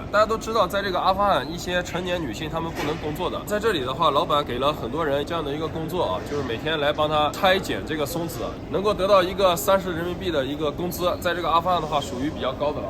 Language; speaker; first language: Chinese; native; Chinese